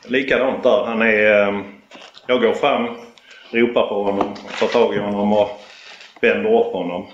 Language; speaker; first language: Swedish; native; Swedish